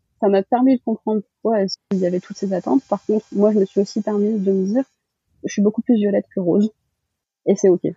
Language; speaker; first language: French; early bilingual, other home language; Malagasy